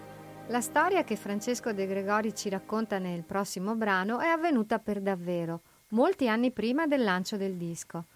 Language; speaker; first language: Italian; native; Italian